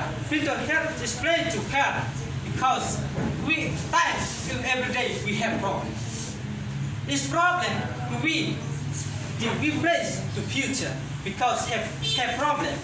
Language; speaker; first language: English; non-native, learner; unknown